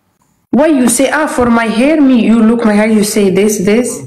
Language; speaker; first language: English; non-native, learner; Arabic